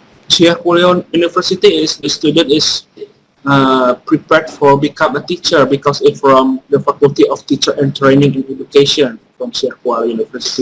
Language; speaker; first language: English; non-native, fluent; Indonesian